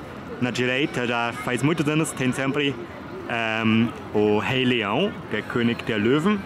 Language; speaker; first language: Portuguese; non-native, fluent; German